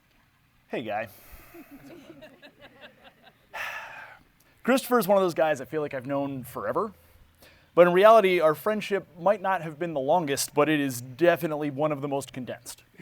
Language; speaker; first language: English; native; English